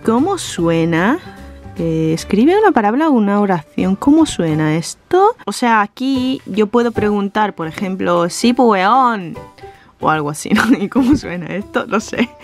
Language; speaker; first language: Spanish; non-native, fluent; Japanese